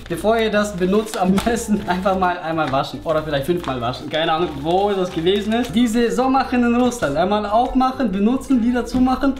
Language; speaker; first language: German; early bilingual, other home language; Russian